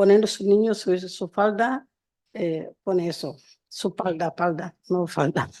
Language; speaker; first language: Spanish; non-native, learner; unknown